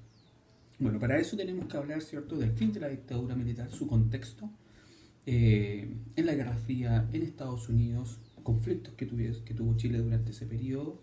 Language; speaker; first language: Spanish; native; Spanish